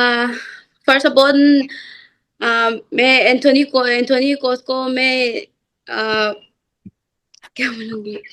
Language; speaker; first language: Hindi; non-native, local second language; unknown